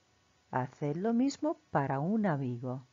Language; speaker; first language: Spanish; non-native, fluent; Croatian